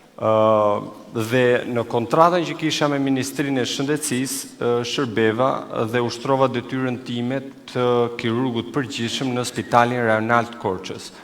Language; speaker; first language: Albanian; native; Albanian